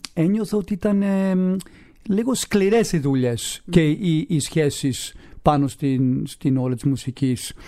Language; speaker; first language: Greek; non-native, fluent; English